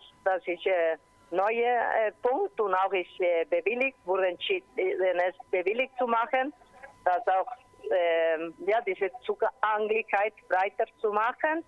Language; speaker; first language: German; non-native, learner; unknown